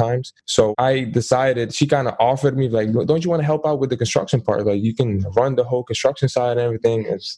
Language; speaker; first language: English; non-native, fluent; Dutch